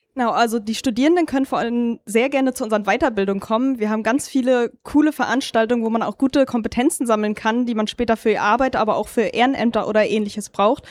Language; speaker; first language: German; native; German